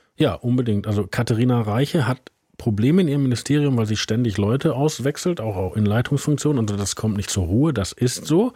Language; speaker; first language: German; native; German